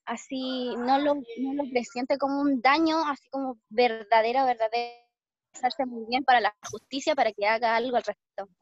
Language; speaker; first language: Spanish; native; Spanish